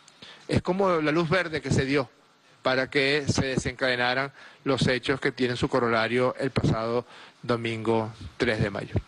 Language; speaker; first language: Spanish; native; Spanish